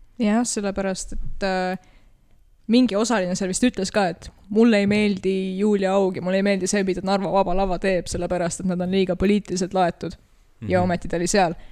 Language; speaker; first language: Estonian; non-native, local second language; Russian